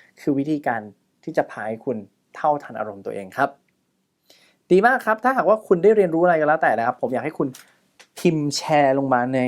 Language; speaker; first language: Thai; native; Thai